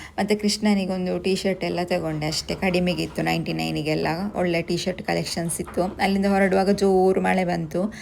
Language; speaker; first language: Kannada; non-native, local second language; Tulu